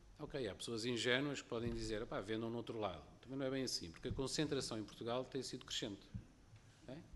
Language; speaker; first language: Portuguese; native; Portuguese